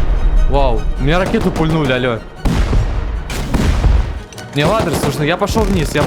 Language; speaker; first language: Russian; native; Russian